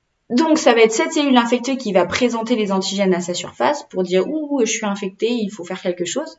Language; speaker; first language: French; native; French